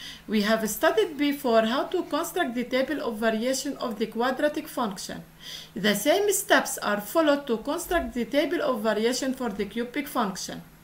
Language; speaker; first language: English; non-native, local second language; Arabic